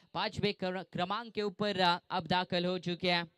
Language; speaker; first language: Hindi; non-native, local second language; Marathi